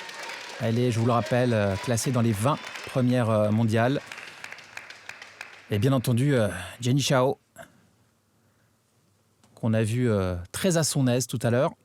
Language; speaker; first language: French; native; French